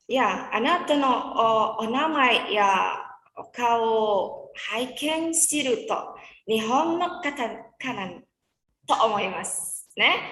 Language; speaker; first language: Japanese; non-native, learner; Indonesian